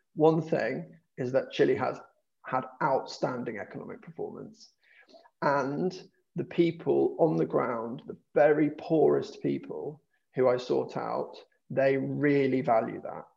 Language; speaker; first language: English; native; English